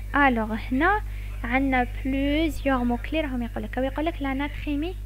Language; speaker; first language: French; non-native, local second language; Arabic